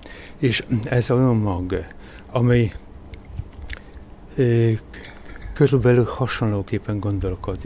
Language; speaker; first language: Hungarian; non-native, fluent; Polish